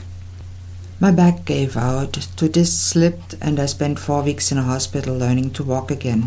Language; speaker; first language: English; non-native, fluent; German